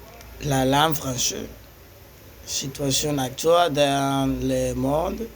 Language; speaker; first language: French; non-native, learner; Spanish